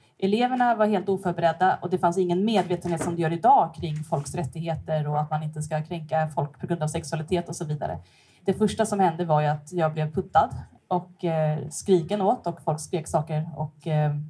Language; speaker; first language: Swedish; native; Swedish